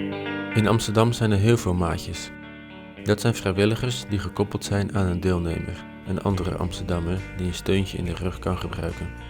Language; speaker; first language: Dutch; native; Dutch